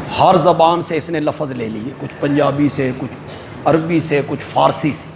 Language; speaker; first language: Urdu; non-native, local second language; Punjabi